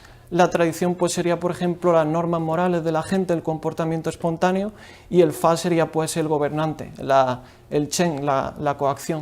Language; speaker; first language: Spanish; native; Spanish